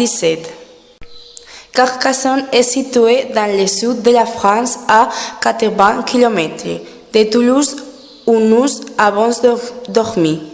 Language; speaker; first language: French; non-native, learner; Spanish